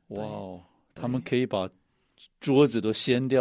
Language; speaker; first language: Chinese; native; Chinese